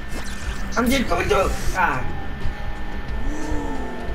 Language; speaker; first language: English; native; English